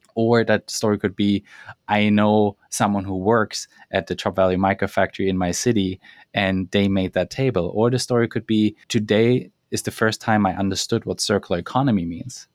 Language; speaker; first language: English; non-native, fluent; German